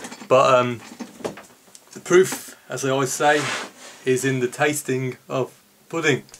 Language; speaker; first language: English; native; English